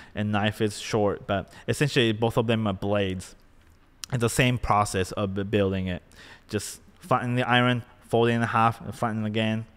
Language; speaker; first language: English; non-native, fluent; Japanese